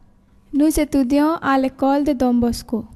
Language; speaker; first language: French; non-native, learner; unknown